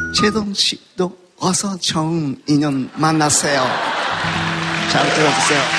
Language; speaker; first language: Korean; non-native, learner; Japanese